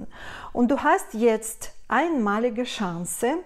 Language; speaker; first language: German; non-native, fluent; Russian